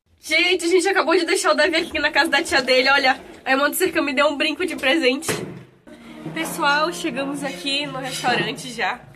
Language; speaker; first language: Portuguese; native; Portuguese